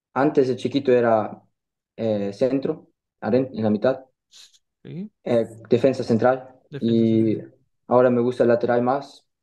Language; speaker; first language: Spanish; early bilingual, heritage; German